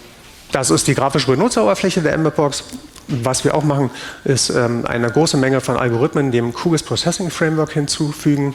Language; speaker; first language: German; native; German